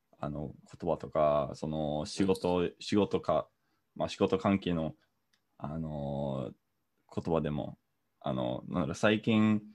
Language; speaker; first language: Japanese; non-native, fluent; English